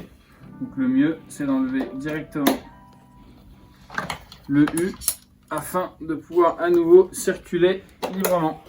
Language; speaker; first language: French; native; French